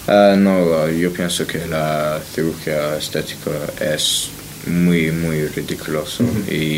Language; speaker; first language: Spanish; non-native, learner; English